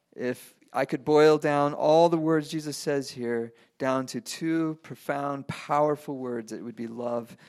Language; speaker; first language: English; non-native, fluent; Spanish